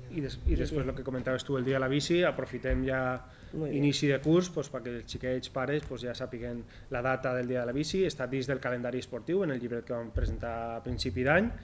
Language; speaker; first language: Catalan; native; Catalan